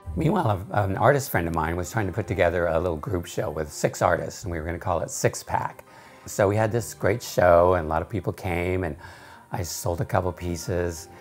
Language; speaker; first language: English; native; English